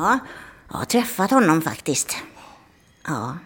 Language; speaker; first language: Swedish; native; Swedish